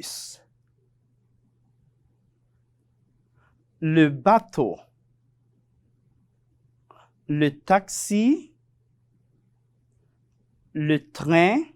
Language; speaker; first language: French; non-native, fluent; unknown